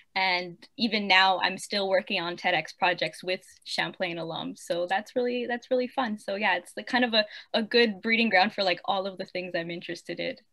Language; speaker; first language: English; non-native, fluent; French